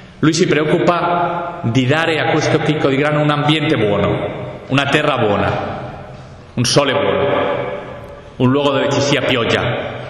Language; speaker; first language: Italian; non-native, fluent; Spanish